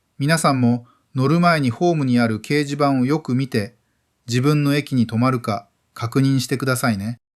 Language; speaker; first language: Japanese; non-native, fluent; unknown